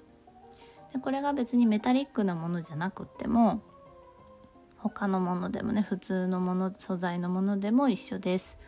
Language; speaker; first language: Japanese; native; Japanese